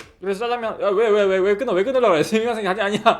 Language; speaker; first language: Korean; native; Korean